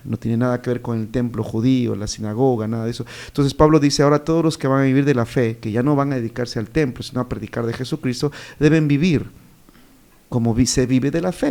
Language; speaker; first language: Spanish; native; Spanish